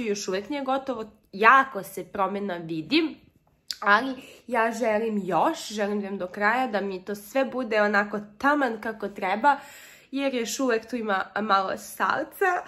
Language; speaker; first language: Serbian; early bilingual, heritage; Serbian